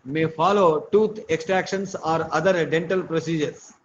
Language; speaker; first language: English; non-native, local second language; Telugu